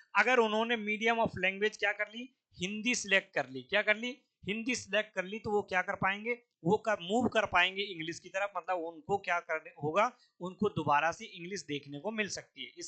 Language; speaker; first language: Hindi; native; Hindi